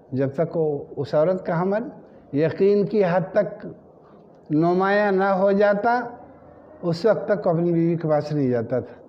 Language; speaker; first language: Urdu; native; Urdu